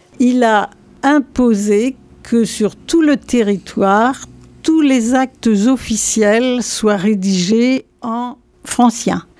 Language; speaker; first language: French; non-native, local second language; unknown